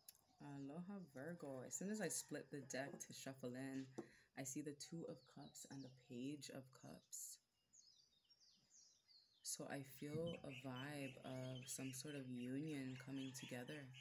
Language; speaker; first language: English; native; English